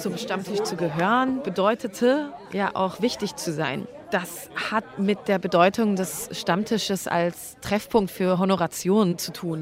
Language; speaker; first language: German; native; German